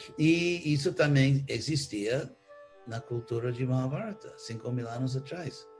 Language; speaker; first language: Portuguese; non-native, fluent; English